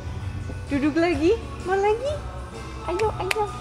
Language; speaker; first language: Indonesian; non-native, learner; English